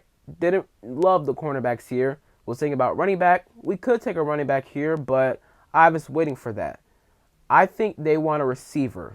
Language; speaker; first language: English; native; English